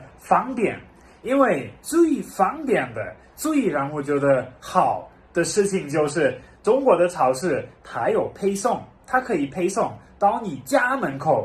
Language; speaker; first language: Chinese; non-native, fluent; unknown